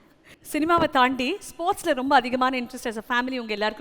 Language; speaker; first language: Tamil; native; Tamil